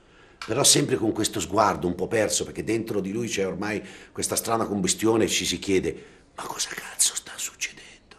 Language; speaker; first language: Italian; native; Italian